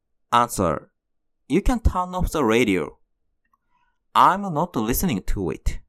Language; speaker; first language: English; non-native, fluent; Japanese